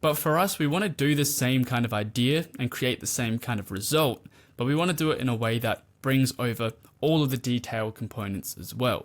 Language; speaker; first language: English; native; English